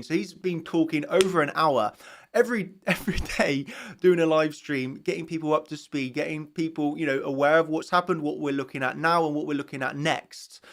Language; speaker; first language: English; native; English